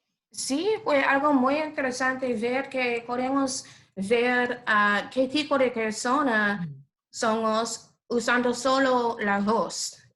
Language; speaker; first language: Spanish; non-native, learner; English